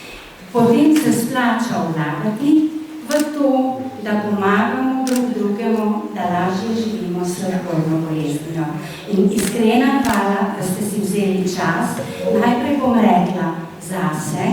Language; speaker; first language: Slovenian; native; Slovenian